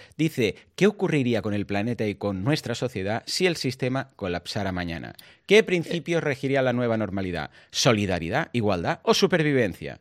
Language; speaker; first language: Spanish; non-native, local second language; Catalan